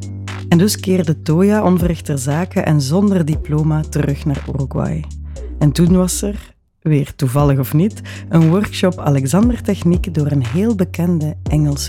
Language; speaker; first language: Dutch; native; Dutch